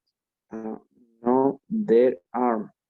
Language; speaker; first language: English; non-native, learner; Spanish